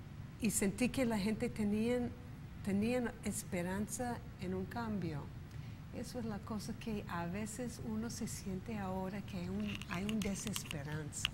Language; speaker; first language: Spanish; non-native, fluent; English